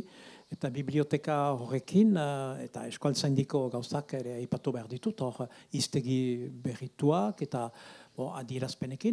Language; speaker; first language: Basque; native; Basque